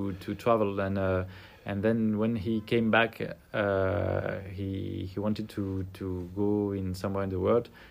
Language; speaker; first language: English; non-native, fluent; French